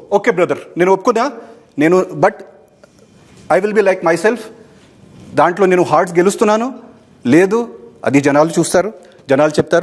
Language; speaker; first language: Telugu; non-native, fluent; Hindi